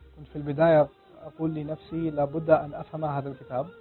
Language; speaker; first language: Arabic; non-native, fluent; Urdu